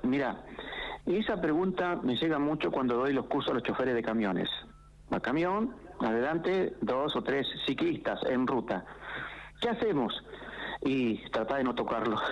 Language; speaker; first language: Spanish; native; Spanish